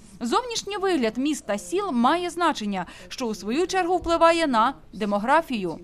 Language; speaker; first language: Ukrainian; native; Ukrainian